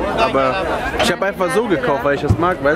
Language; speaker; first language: German; early bilingual, other home language; Turkish